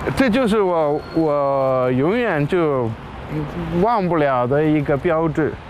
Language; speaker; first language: Chinese; non-native, fluent; Tamil